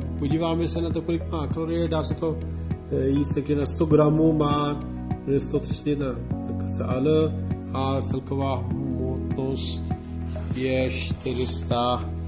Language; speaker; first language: Czech; non-native, learner; Urdu